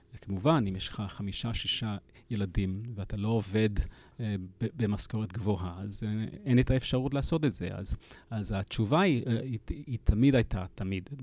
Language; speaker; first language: Hebrew; non-native, fluent; English